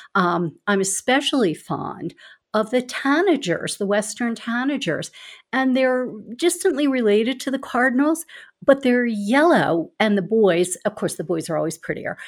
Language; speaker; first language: English; native; English